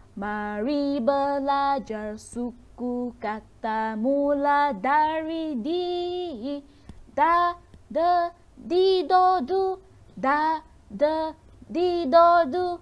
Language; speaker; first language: Malay; non-native, local second language; Chinese